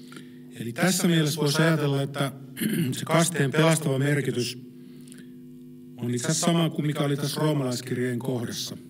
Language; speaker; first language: Finnish; native; Finnish